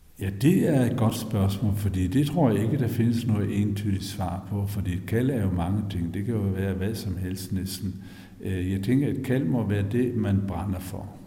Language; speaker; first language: Danish; native; Danish